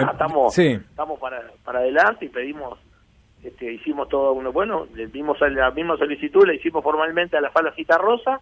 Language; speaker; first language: Spanish; native; Spanish